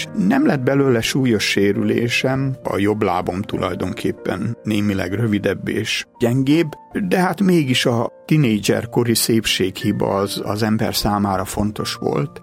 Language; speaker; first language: Hungarian; native; Hungarian